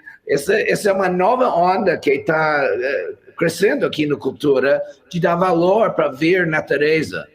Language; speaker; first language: Portuguese; non-native, fluent; English